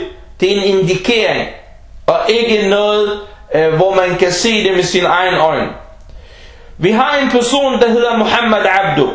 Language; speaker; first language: Danish; early bilingual, other home language; Arabic